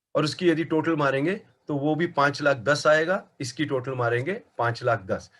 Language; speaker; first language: Hindi; non-native, local second language; Marathi